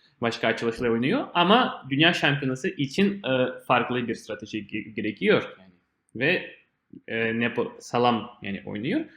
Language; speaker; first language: Turkish; non-native, fluent; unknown